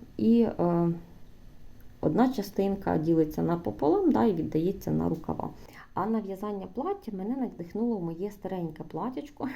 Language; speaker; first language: Ukrainian; non-native, local second language; Russian